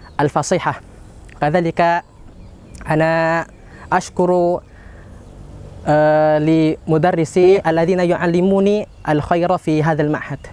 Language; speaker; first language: Arabic; non-native, fluent; Indonesian